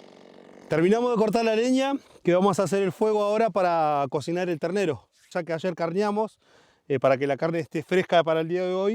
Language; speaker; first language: Spanish; native; Spanish